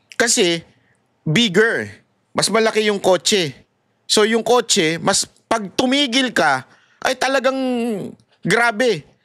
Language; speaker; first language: Filipino; native; Filipino